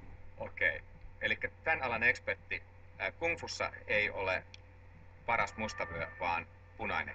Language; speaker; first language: Finnish; native; Finnish